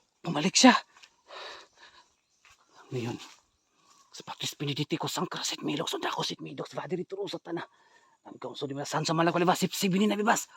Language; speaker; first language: Filipino; non-native, local second language; Cebuano